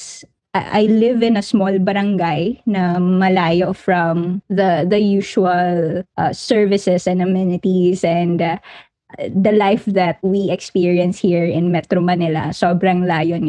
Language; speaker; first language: English; non-native, local second language; Waray